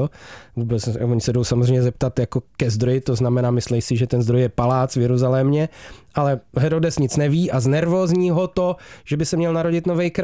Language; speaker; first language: Czech; native; Czech